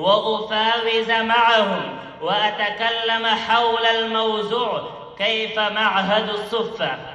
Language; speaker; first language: Arabic; non-native, learner; Urdu